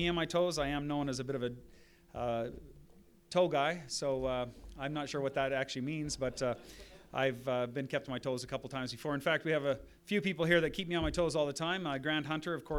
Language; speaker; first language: English; native; English